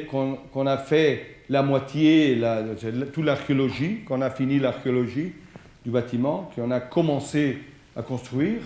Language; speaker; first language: French; non-native, fluent; Portuguese